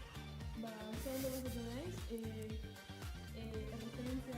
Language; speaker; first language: Basque; non-native, local second language; Spanish